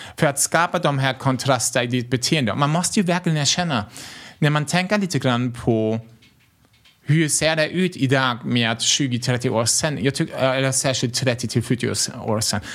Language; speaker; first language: Swedish; non-native, fluent; German